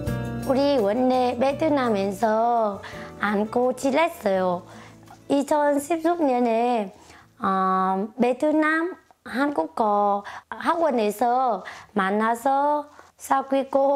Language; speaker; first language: Korean; non-native, fluent; Vietnamese